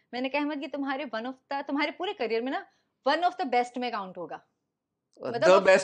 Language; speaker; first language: Urdu; native; Urdu